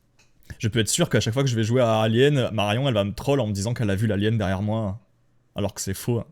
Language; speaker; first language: French; native; French